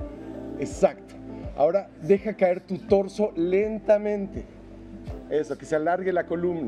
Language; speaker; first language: Spanish; native; Spanish